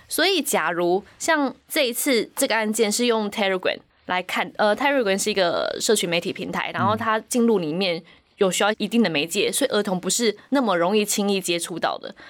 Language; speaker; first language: Chinese; native; Chinese